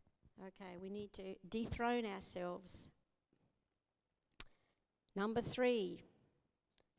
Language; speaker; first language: English; native; English